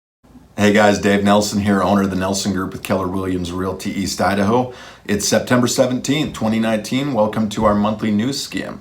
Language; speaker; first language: English; native; English